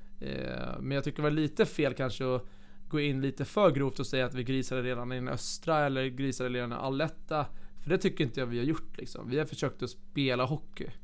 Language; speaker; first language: Swedish; native; Swedish